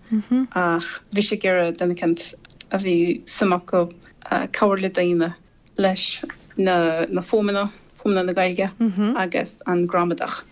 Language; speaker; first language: Irish; non-native, fluent; English